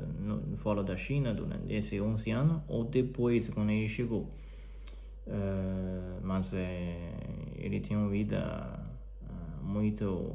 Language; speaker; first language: Portuguese; non-native, learner; Chinese